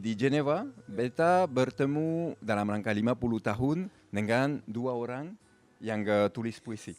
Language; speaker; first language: Indonesian; non-native, fluent; French